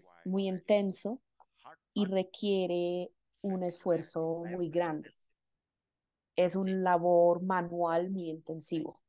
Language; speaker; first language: Spanish; non-native, fluent; Indonesian